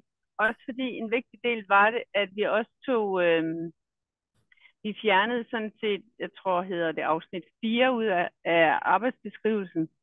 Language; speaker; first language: Danish; native; Danish